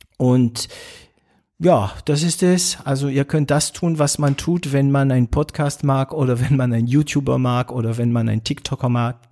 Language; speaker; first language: German; non-native, fluent; French